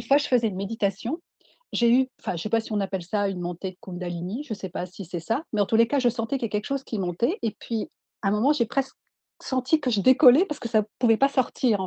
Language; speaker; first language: French; native; French